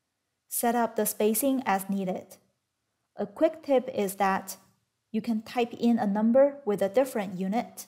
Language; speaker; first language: English; non-native, fluent; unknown